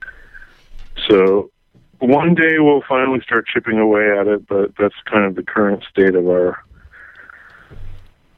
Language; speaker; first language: English; native; English